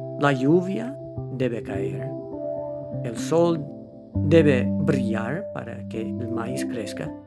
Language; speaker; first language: Spanish; non-native, fluent; English